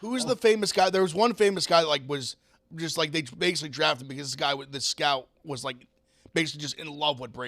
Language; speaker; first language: English; native; English